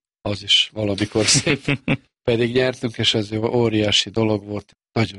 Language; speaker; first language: Hungarian; non-native, local second language; Serbian